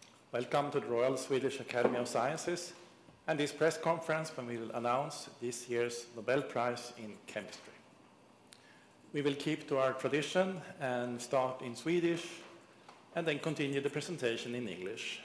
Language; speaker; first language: English; non-native, fluent; Swedish